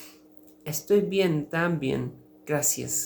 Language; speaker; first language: Spanish; non-native, learner; Urdu